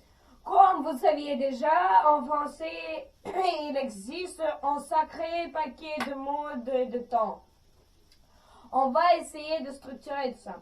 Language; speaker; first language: French; non-native, fluent; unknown